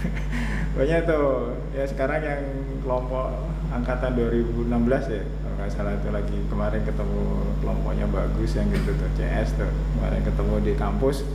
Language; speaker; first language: Indonesian; native; Indonesian